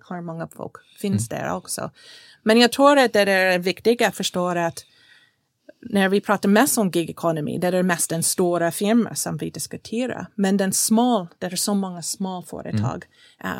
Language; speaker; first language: Swedish; non-native, fluent; English